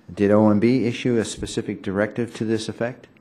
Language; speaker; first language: English; native; English